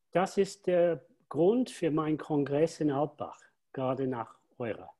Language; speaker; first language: German; non-native, fluent; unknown